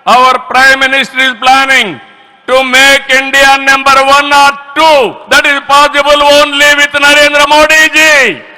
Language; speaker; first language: English; non-native, local second language; Telugu